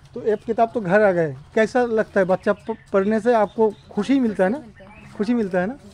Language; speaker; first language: Hindi; non-native, local second language; Bangla